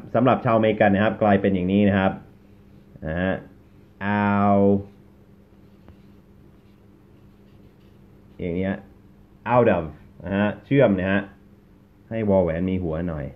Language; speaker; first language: Thai; non-native, fluent; English